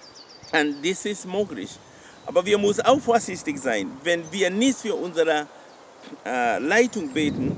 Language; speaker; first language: German; non-native, learner; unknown